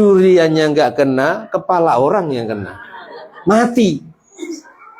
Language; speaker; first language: Indonesian; native; Indonesian